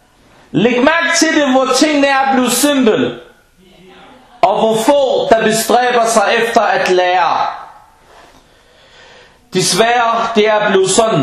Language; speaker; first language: Danish; early bilingual, other home language; Arabic